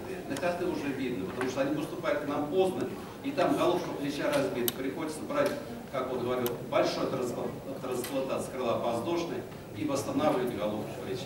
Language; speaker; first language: Russian; native; Russian